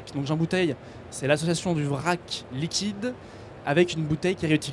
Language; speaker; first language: French; native; French